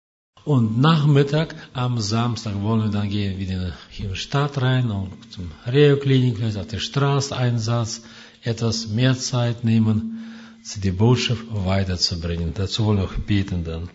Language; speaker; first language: German; non-native, fluent; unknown